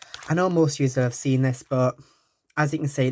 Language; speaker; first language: English; native; English